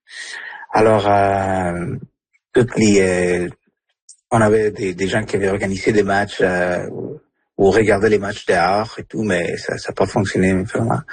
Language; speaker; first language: French; non-native, fluent; Spanish